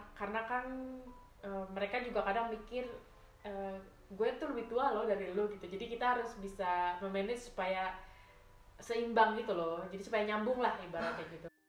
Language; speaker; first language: Indonesian; native; Indonesian